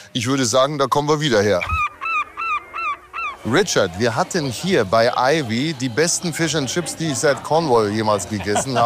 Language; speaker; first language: German; native; German